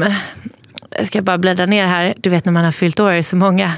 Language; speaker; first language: Swedish; native; Swedish